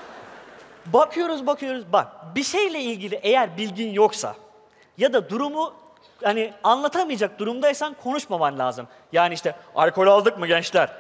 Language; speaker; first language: Turkish; native; Turkish